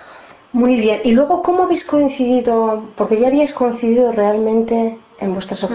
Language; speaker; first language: Spanish; native; Spanish